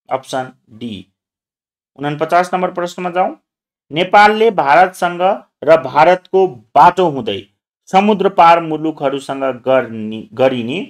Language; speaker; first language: Nepali; non-native, local second language; Maithili